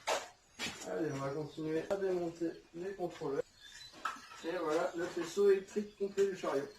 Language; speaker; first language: French; native; French